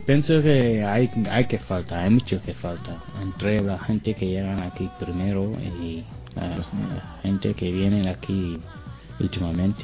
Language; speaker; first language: Spanish; non-native, learner; French